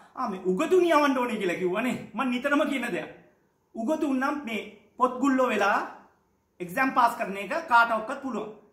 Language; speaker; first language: Sinhala; non-native, local second language; Tamil